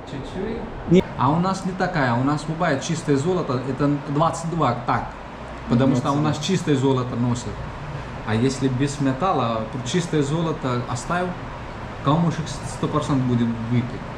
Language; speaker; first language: Russian; non-native, learner; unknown